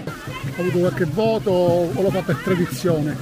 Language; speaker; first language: Italian; native; Italian